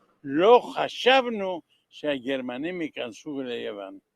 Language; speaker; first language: Hebrew; non-native, fluent; Ladino